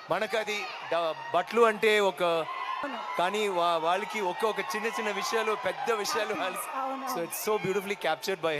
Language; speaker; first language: Telugu; non-native, learner; Tamil